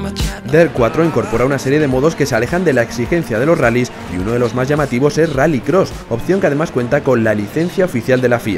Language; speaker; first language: Spanish; native; Spanish